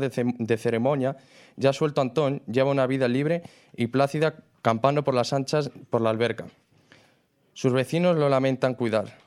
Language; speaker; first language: Spanish; native; Spanish